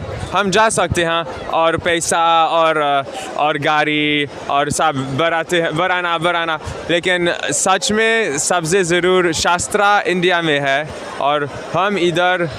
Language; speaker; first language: Hindi; non-native, learner; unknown